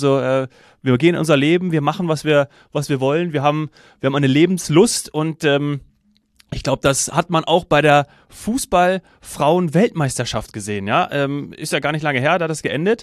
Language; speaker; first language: German; native; German